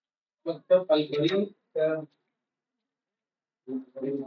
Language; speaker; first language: Arabic; non-native, learner; Urdu